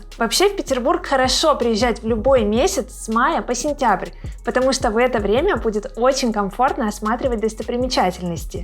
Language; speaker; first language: Russian; native; Russian